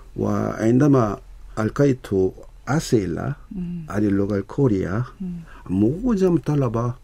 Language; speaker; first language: Arabic; non-native, learner; Korean